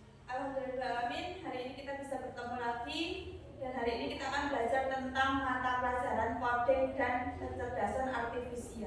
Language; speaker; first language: Indonesian; non-native, local second language; Javanese